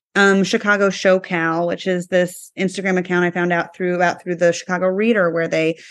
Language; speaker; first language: English; native; English